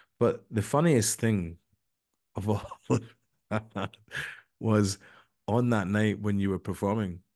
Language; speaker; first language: English; native; English